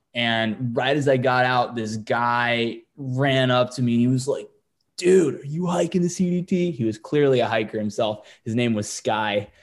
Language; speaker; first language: English; native; English